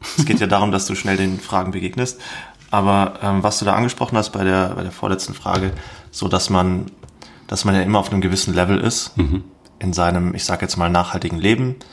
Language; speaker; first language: German; native; German